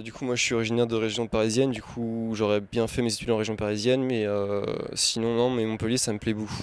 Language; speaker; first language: French; native; French